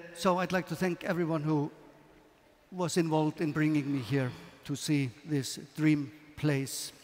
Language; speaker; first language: English; non-native, fluent; Icelandic